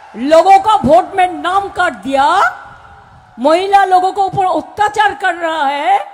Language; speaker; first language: Hindi; non-native, local second language; Bangla